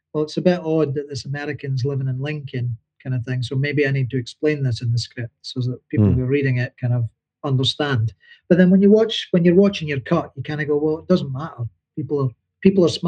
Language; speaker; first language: English; native; English